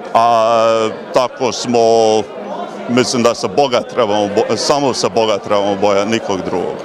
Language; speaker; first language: Croatian; early bilingual, heritage; Croatian